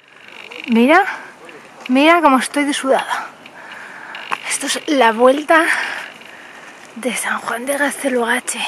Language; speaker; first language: Spanish; native; Spanish